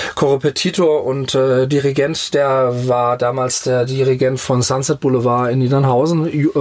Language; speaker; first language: German; native; German